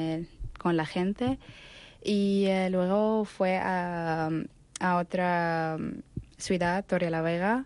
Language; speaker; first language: Spanish; non-native, learner; Arabic